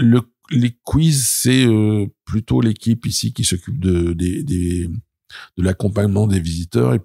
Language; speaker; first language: French; native; French